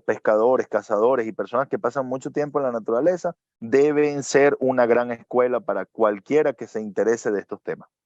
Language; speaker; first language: Spanish; native; Spanish